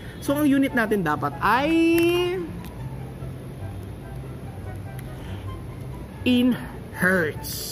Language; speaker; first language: Filipino; native; Filipino